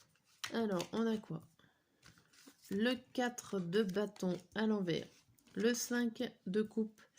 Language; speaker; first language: French; native; French